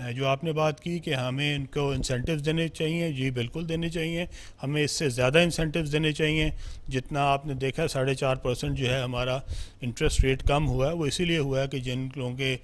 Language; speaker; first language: Urdu; non-native, local second language; Punjabi